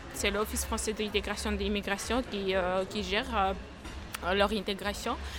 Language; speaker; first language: French; non-native, learner; Georgian